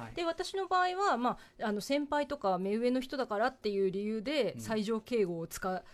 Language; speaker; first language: Japanese; native; Japanese